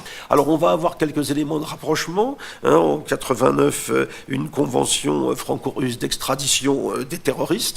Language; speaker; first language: French; native; French